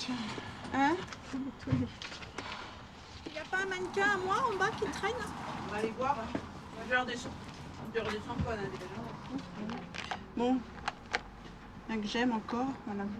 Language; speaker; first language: French; native; French